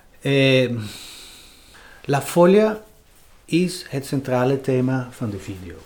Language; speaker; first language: Dutch; non-native, fluent; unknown